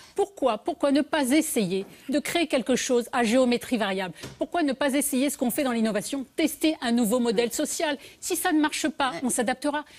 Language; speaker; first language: French; native; French